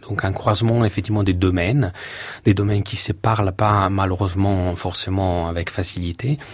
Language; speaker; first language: French; non-native, fluent; Italian